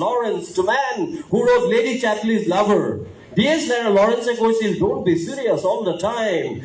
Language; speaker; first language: English; non-native, local second language; Assamese